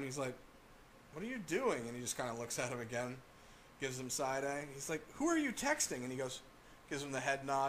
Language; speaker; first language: English; native; English